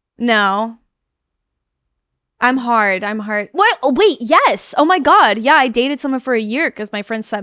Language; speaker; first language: English; native; English